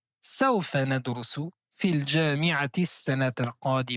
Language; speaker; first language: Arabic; non-native, fluent; French